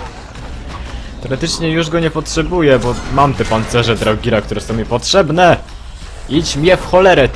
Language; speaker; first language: Polish; native; Polish